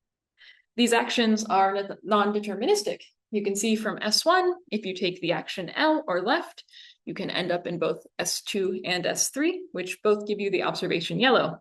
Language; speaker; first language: English; native; English